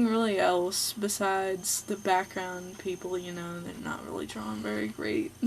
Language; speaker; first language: English; native; English